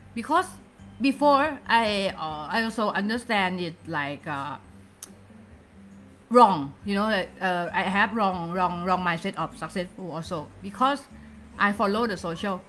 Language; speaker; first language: English; non-native, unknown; Thai